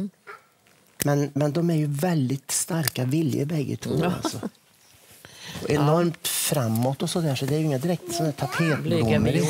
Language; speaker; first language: Swedish; native; Swedish